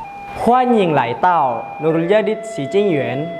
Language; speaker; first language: Chinese; non-native, learner; Indonesian